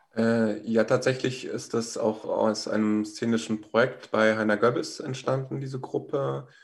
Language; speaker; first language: German; native; German